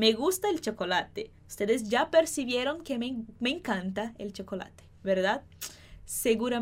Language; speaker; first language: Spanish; non-native, fluent; Portuguese